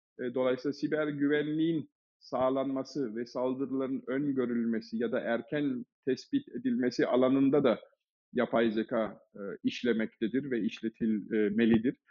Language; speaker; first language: Turkish; early bilingual, heritage; Turkish